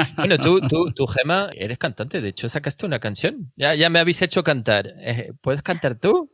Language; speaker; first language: Spanish; non-native, fluent; French